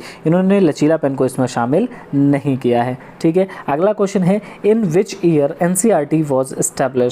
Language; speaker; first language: Hindi; native; Hindi